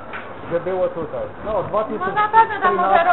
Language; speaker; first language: Polish; non-native, learner; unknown